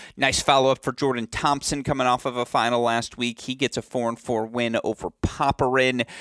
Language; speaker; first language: English; native; English